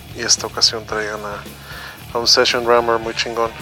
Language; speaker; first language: Spanish; native; Spanish